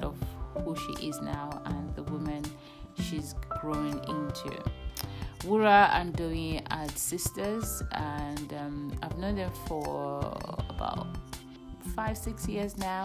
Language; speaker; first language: English; non-native, local second language; Yoruba